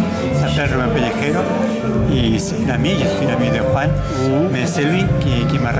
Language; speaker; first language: French; non-native, learner; Catalan